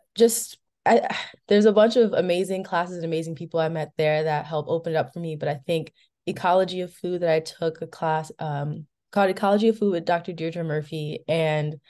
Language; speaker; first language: English; native; English